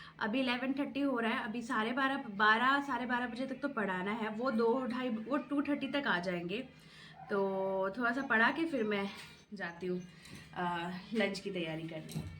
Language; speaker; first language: Hindi; non-native, local second language; Bangla